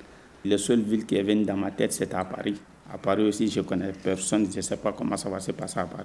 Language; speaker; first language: French; non-native, learner; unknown